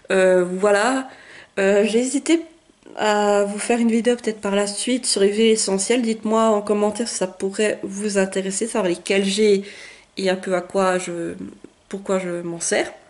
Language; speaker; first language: French; native; French